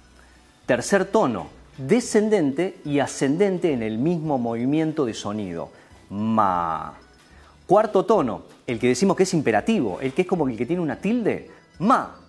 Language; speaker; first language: Spanish; native; Spanish